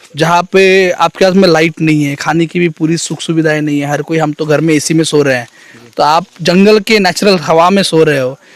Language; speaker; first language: Hindi; non-native, local second language; Marathi